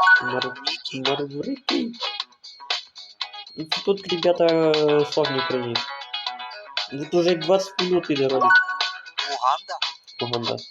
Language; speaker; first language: Russian; non-native, local second language; Ukrainian